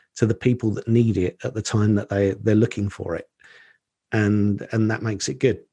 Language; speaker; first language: English; native; English